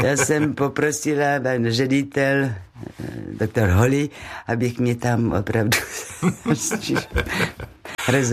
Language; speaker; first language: Czech; non-native, learner; French